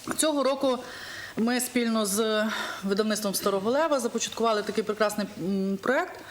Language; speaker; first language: Ukrainian; native; Ukrainian